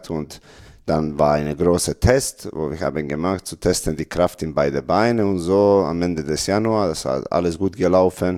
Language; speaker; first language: German; non-native, learner; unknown